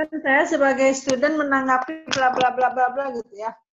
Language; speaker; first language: Indonesian; native; Indonesian